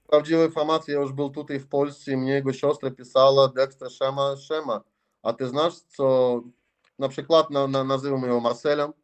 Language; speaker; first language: Polish; non-native, learner; Russian